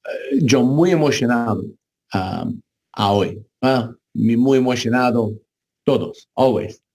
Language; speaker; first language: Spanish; non-native, learner; English